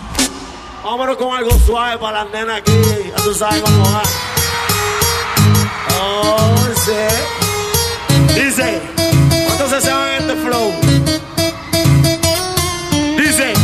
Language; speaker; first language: Spanish; native; Spanish